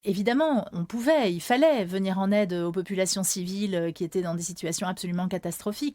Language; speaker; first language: French; native; French